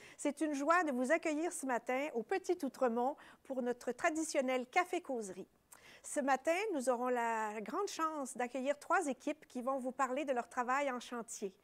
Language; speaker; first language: French; native; French